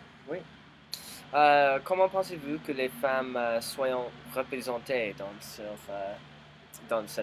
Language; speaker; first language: French; non-native, learner; English